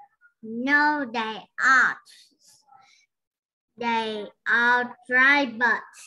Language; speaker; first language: English; non-native, learner; Vietnamese